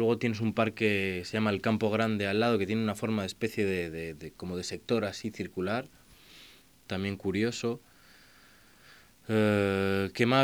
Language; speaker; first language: Spanish; native; Spanish